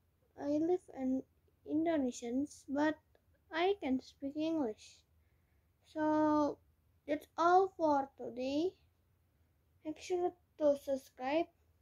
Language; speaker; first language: English; non-native, learner; Indonesian